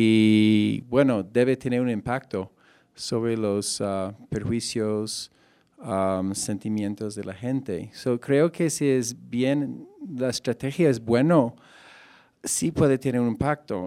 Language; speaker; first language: Spanish; non-native, fluent; English